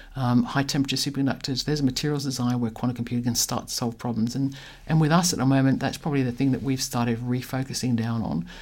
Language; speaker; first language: English; native; English